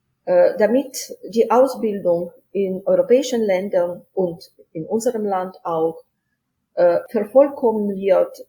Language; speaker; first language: German; non-native, fluent; Ukrainian